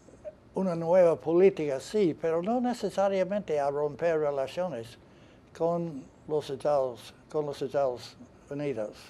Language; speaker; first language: Spanish; non-native, fluent; English